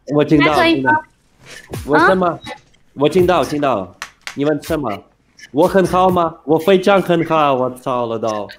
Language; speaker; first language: Chinese; non-native, learner; Russian